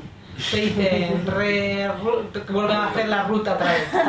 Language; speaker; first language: Spanish; native; Spanish